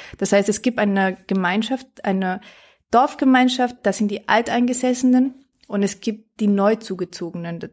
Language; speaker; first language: German; early bilingual, other home language; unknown